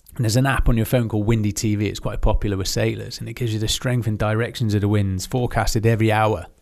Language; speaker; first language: English; native; English